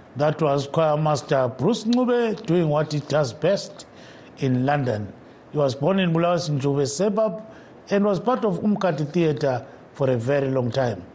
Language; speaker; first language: English; non-native, local second language; North Ndebele